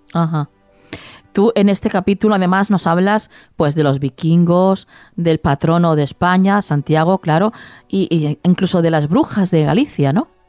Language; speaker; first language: Spanish; native; Spanish